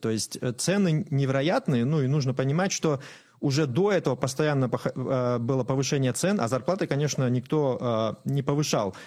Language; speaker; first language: Russian; native; Russian